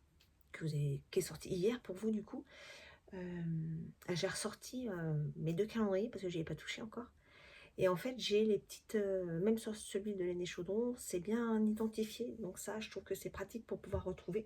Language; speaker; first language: French; native; French